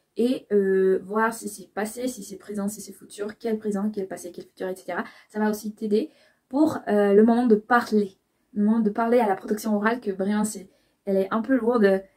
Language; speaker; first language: French; non-native, fluent; Spanish